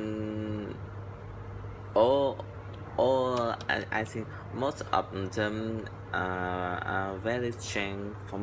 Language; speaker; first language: English; non-native, learner; Vietnamese